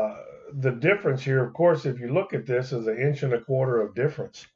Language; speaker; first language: English; native; English